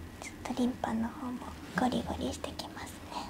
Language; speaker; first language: Japanese; native; Japanese